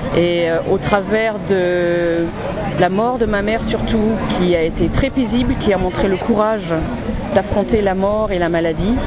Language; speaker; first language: French; native; French